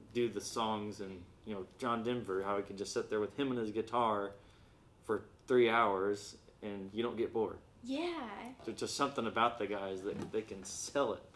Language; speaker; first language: English; native; English